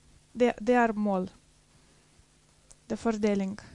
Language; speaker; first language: Norwegian; non-native, fluent; Russian